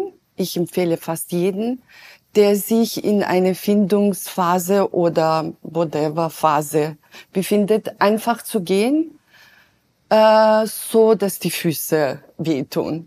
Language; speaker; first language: German; non-native, fluent; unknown